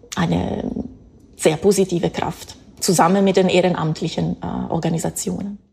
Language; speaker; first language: German; non-native, fluent; Italian